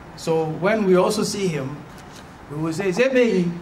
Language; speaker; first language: English; non-native, local second language; Akan